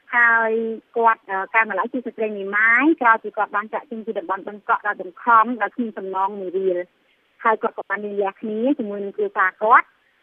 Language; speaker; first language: Khmer; native; Khmer